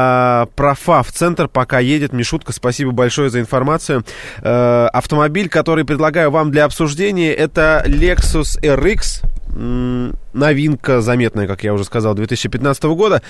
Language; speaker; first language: Russian; native; Russian